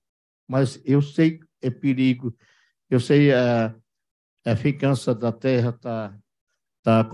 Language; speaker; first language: Portuguese; non-native, local second language; Yanomámi